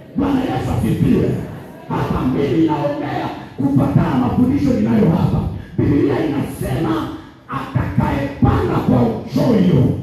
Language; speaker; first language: Swahili; native; Swahili